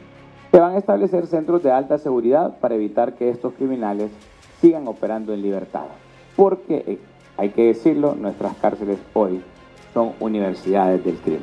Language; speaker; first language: Spanish; native; Spanish